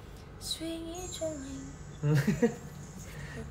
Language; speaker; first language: Vietnamese; non-native, learner; Indonesian